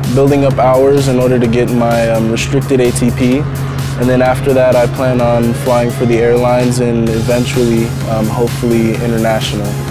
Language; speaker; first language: English; native; English